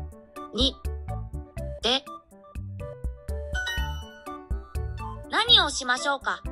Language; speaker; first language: Japanese; non-native, learner; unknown